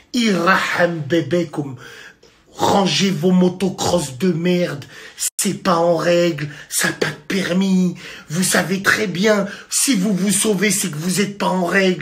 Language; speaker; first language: French; native; French